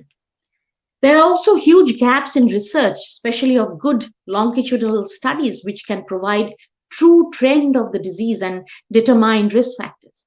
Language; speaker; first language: English; non-native, local second language; Bangla